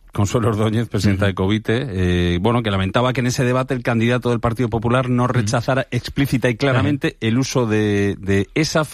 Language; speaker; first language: Spanish; native; Spanish